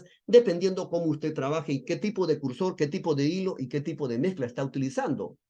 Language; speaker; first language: Spanish; native; Spanish